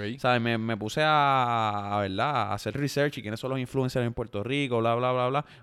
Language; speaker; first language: Spanish; native; Spanish